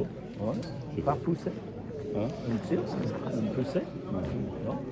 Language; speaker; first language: French; non-native, learner; English